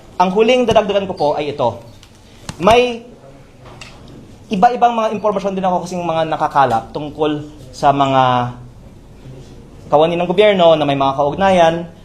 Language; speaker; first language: Filipino; native; Filipino